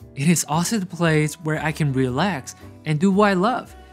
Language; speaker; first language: English; non-native, fluent; Chinese